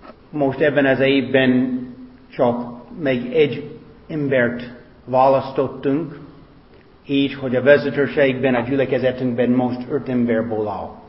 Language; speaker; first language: Hungarian; non-native, fluent; English